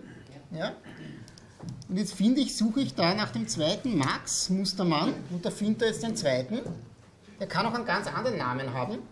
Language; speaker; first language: German; native; German